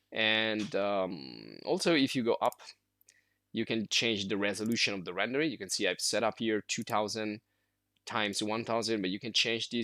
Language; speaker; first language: English; non-native, fluent; Italian